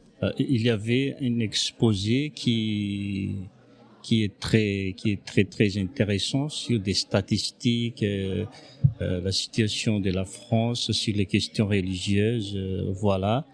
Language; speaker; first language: French; non-native, local second language; Malagasy